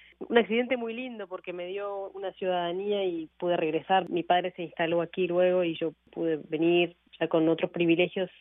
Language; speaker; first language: Spanish; native; Spanish